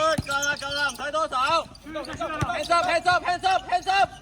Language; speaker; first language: Chinese; native; Chinese